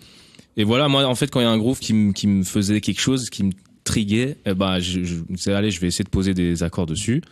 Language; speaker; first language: French; native; French